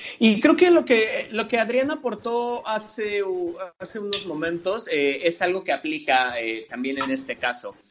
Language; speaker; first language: Spanish; native; Spanish